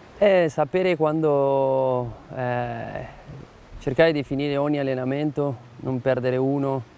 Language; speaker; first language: Italian; non-native, fluent; Spanish